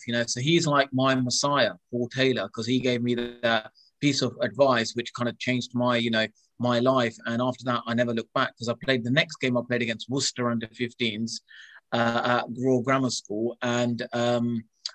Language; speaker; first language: English; native; English